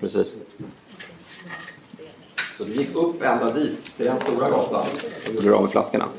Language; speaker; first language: Swedish; native; Swedish